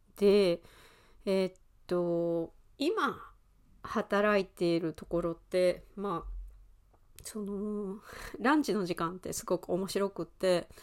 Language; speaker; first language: Japanese; native; Japanese